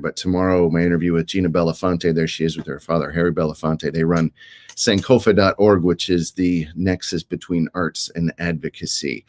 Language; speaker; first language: English; native; English